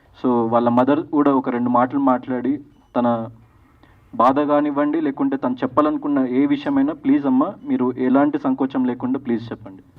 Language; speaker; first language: Telugu; native; Telugu